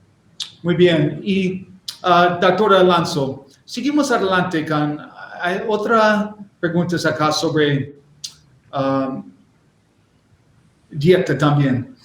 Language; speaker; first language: Spanish; non-native, learner; English